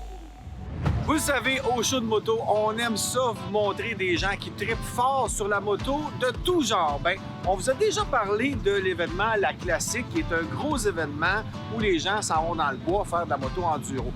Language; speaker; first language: French; native; French